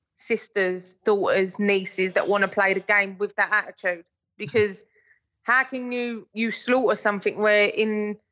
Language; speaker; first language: English; native; English